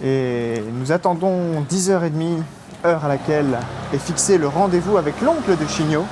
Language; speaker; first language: French; native; French